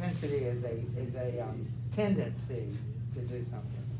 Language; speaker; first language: English; native; English